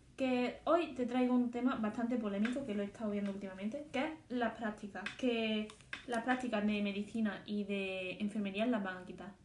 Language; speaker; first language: Spanish; native; Spanish